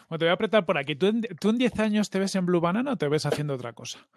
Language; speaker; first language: Spanish; native; Spanish